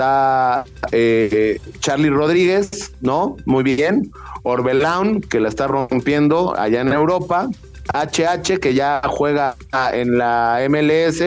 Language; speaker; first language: Spanish; native; Spanish